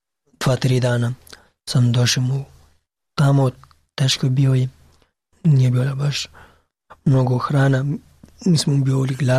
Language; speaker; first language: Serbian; non-native, learner; Pashto